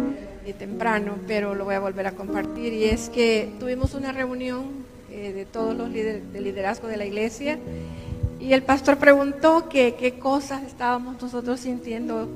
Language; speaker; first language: Spanish; native; Spanish